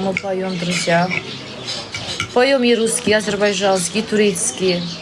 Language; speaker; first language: Russian; non-native, fluent; Azerbaijani